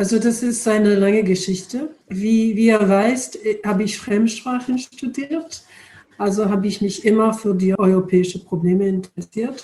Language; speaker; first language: German; non-native, fluent; English